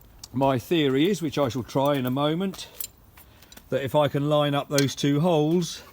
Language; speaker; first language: English; native; English